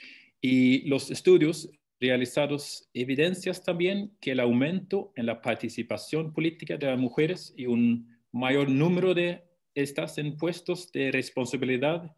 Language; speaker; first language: Spanish; non-native, fluent; Swedish